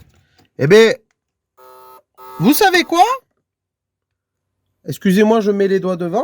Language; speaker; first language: French; native; French